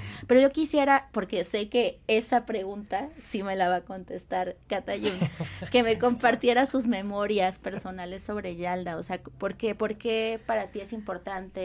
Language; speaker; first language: Spanish; native; Spanish